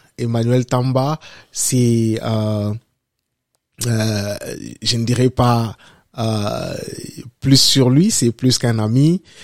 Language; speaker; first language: French; non-native, local second language; Lingala